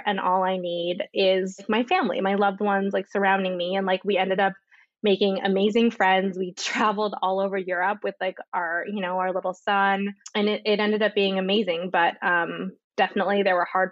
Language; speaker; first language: English; native; English